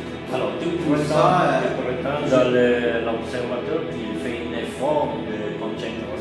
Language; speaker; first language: French; non-native, fluent; Italian